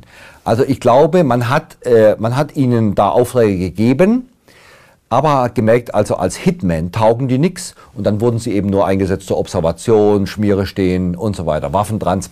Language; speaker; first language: German; native; German